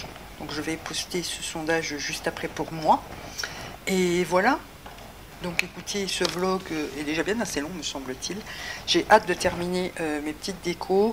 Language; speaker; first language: French; native; French